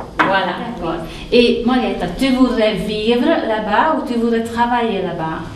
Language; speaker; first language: French; non-native, fluent; Hungarian